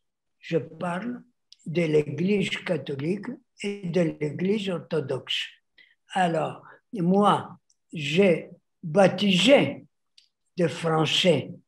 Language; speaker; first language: French; non-native, fluent; Greek